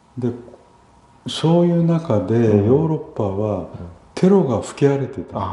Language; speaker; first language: Japanese; early bilingual, other home language; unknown